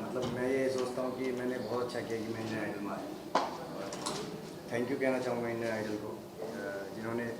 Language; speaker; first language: Hindi; native; Hindi